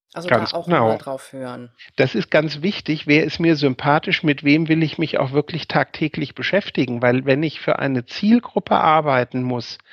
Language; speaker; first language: German; native; German